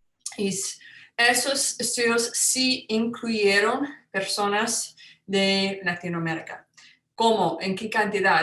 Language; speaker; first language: Spanish; non-native, fluent; English